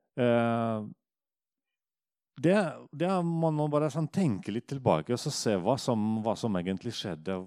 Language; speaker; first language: Norwegian; non-native, fluent; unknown